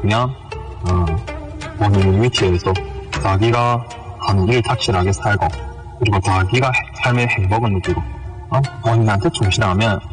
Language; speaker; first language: Korean; early bilingual, heritage; Korean